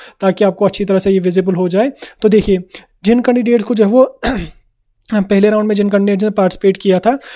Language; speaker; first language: Hindi; non-native, local second language; Kashmiri